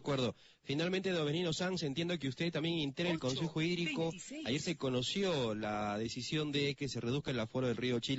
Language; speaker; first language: Spanish; native; Spanish